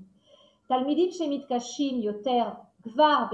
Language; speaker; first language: Hebrew; non-native, fluent; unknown